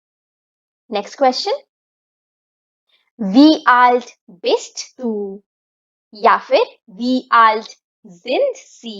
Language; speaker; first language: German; non-native, fluent; Hindi